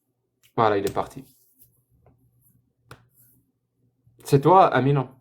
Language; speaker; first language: French; native; French